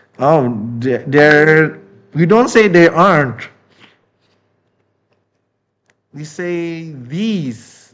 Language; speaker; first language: English; non-native, fluent; Indonesian